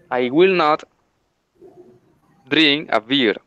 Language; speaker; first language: English; non-native, learner; Spanish